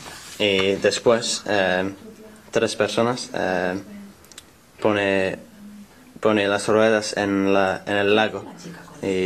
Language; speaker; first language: Spanish; non-native, learner; English